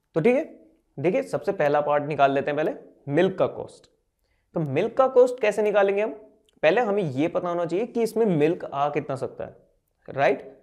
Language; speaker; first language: Hindi; native; Hindi